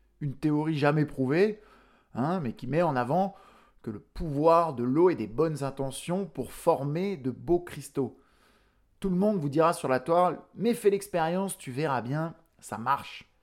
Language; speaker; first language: French; native; French